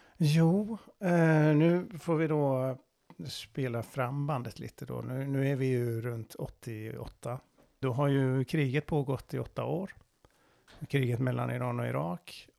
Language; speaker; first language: Swedish; non-native, fluent; Persian